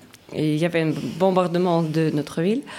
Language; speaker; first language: French; non-native, fluent; Ukrainian